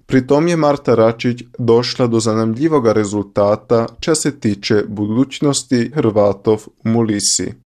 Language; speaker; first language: Croatian; early bilingual, heritage; Croatian